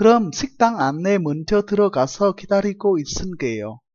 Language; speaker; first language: Korean; non-native, fluent; Vietnamese